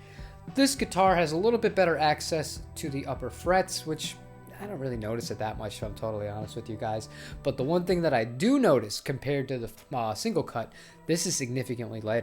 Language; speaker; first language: English; native; English